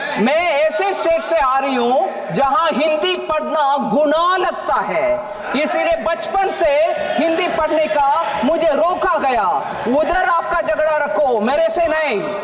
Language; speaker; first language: Hindi; non-native, local second language; Tamil